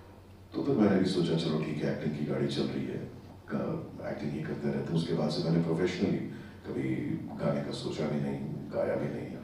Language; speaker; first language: Hindi; native; Hindi